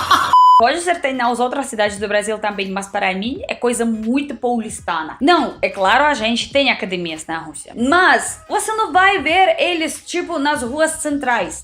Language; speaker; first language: Portuguese; non-native, fluent; Russian